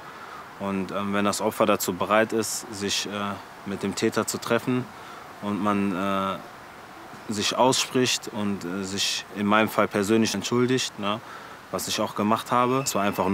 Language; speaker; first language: German; early bilingual, other home language; French